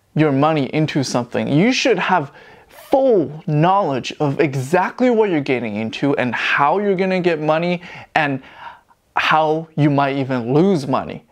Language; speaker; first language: English; non-native, fluent; Chinese